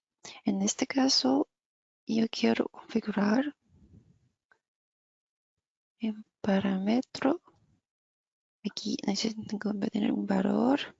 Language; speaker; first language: Spanish; non-native, fluent; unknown